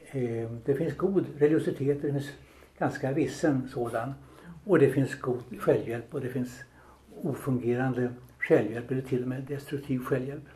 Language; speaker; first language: Swedish; native; Swedish